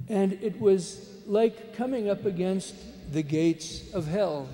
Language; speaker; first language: English; native; English